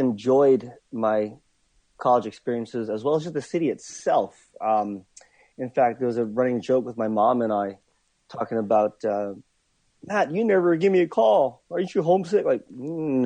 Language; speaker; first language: English; native; English